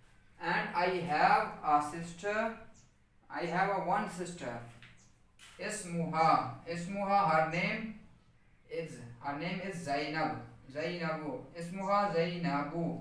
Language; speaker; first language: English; non-native, local second language; Urdu